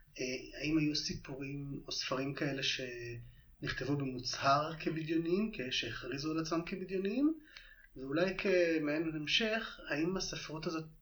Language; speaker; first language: Hebrew; native; Hebrew